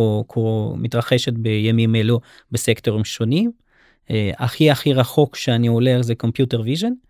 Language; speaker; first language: Hebrew; non-native, fluent; Russian